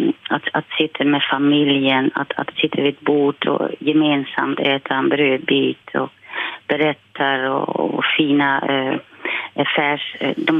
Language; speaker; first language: Swedish; non-native, fluent; Dutch